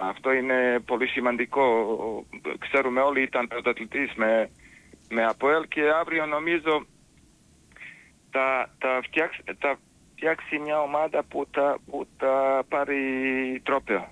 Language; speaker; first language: Greek; non-native, fluent; Serbian